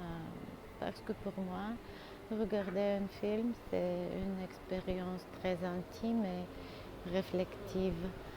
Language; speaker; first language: French; non-native, learner; Bulgarian